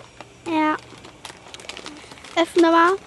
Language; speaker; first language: German; native; German